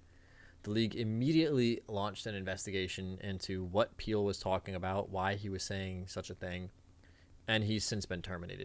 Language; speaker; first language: English; native; English